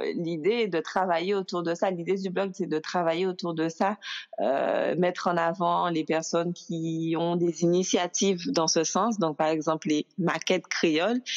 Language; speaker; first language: French; native; French